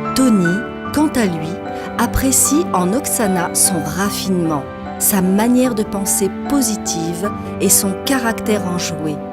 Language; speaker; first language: French; native; French